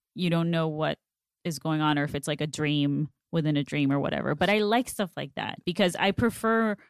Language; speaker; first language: English; non-native, fluent; Spanish